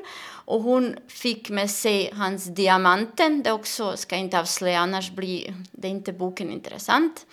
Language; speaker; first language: Swedish; non-native, learner; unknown